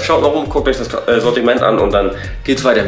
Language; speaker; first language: German; native; German